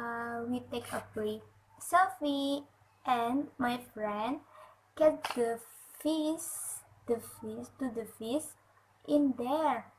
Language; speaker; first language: English; non-native, learner; Indonesian